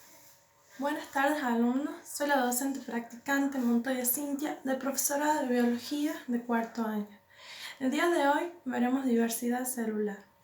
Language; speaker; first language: Spanish; native; Spanish